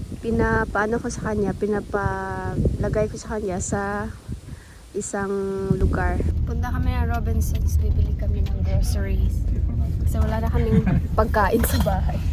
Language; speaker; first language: Filipino; native; Filipino